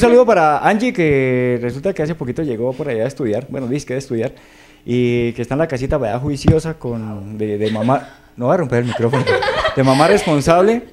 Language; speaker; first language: Spanish; native; Spanish